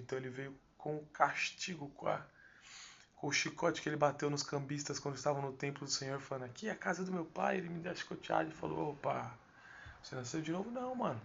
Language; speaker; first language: Portuguese; native; Portuguese